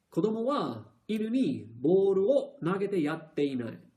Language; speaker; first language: Japanese; non-native, fluent; English